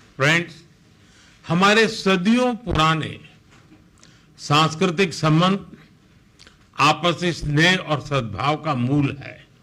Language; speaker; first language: Hindi; non-native, local second language; Gujarati